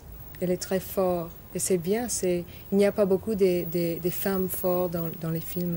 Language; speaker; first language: French; non-native, learner; English